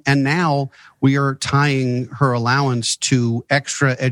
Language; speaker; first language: English; native; English